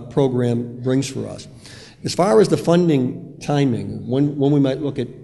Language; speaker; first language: English; native; English